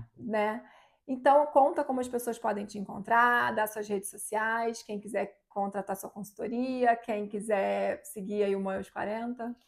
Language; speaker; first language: Portuguese; native; Portuguese